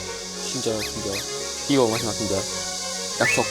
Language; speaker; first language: Korean; non-native, learner; Japanese